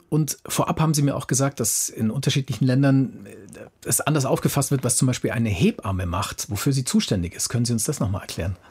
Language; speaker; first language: German; native; German